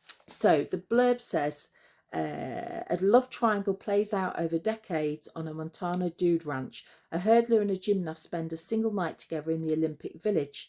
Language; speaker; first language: English; native; English